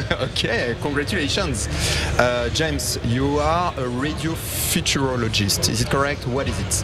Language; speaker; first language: English; non-native, fluent; French